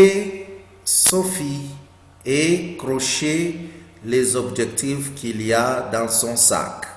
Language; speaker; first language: French; non-native, fluent; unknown